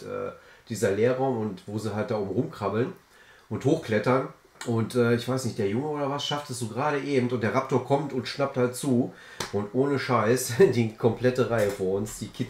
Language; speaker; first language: German; native; German